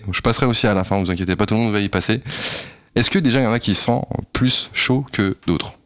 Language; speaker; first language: French; native; French